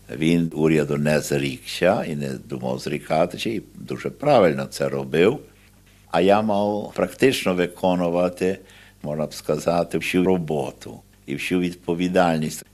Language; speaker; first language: Ukrainian; early bilingual, heritage; Ukrainian